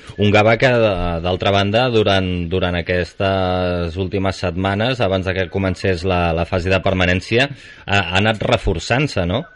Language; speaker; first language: Catalan; native; Catalan